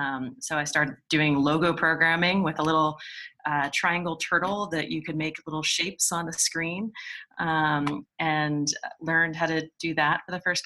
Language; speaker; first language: English; native; English